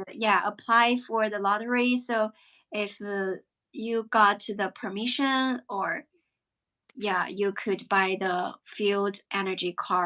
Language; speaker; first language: English; non-native, fluent; Chinese